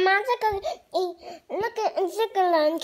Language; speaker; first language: Chinese; native; Chinese